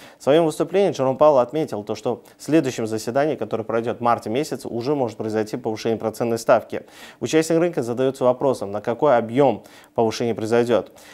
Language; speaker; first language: Russian; non-native, local second language; Uzbek